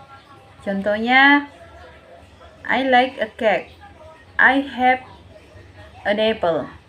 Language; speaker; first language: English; non-native, learner; Indonesian